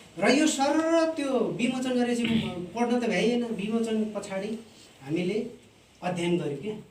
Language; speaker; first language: Nepali; non-native, local second language; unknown